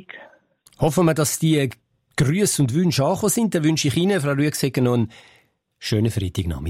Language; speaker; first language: German; native; German